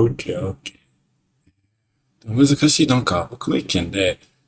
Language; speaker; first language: Japanese; non-native, learner; English